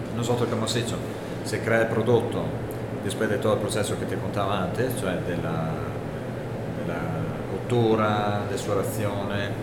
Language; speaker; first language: Spanish; non-native, learner; Italian